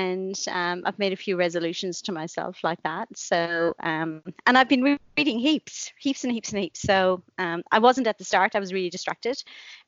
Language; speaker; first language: English; native; English